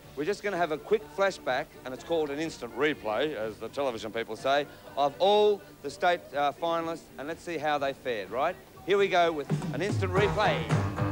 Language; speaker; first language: English; native; English